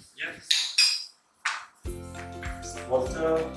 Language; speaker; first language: English; non-native, learner; Khmer